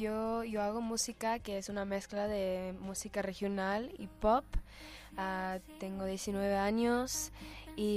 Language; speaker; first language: Spanish; early bilingual, heritage; Spanish